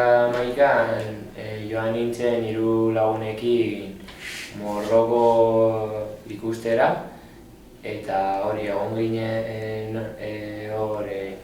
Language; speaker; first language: Basque; non-native, local second language; Spanish